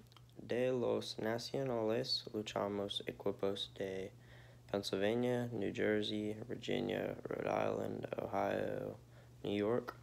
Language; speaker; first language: Spanish; non-native, learner; English